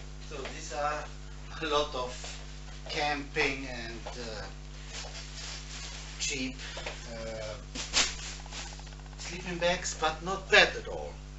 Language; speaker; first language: English; non-native, learner; Spanish